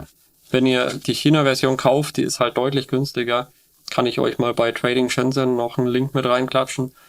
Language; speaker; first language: German; native; German